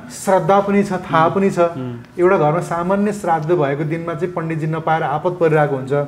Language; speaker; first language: Nepali; native; Nepali